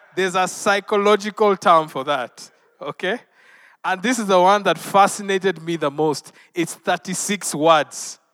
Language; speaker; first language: English; non-native, local second language; Luo (Kenya and Tanzania)